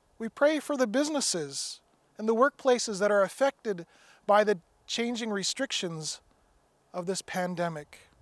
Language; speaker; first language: English; native; English